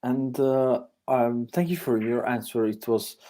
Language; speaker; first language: English; non-native, learner; Italian